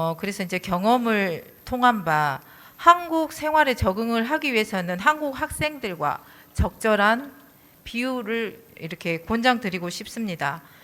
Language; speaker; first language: Korean; native; Korean